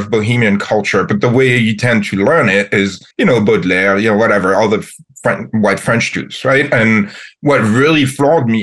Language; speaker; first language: English; non-native, fluent; French